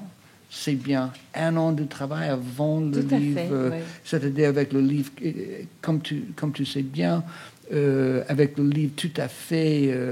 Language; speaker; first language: French; non-native, fluent; English